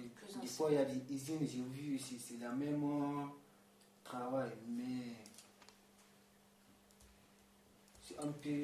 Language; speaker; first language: French; non-native, learner; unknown